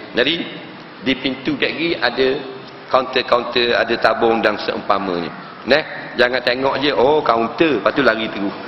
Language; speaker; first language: Malay; native; Malay